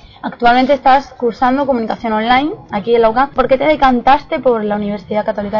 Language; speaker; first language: Spanish; native; Spanish